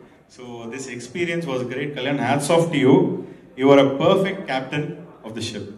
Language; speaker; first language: Tamil; native; Tamil